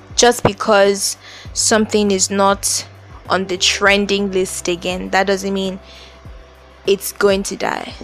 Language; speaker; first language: English; non-native, local second language; Yoruba